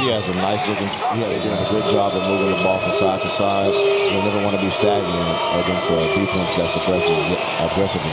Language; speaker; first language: English; native; English